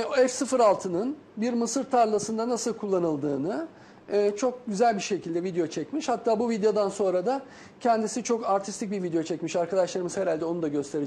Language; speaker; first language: Turkish; native; Turkish